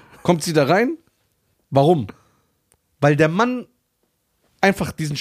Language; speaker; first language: German; early bilingual, other home language; Persian